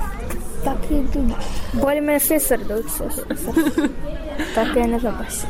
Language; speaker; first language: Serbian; non-native, learner; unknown